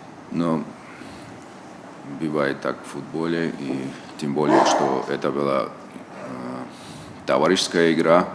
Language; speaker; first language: Russian; non-native, local second language; Tajik